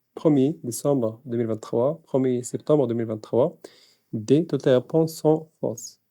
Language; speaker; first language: French; non-native, local second language; Arabic